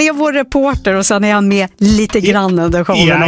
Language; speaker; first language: Swedish; native; Swedish